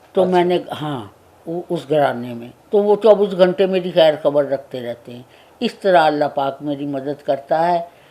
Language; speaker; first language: Urdu; non-native, local second language; Punjabi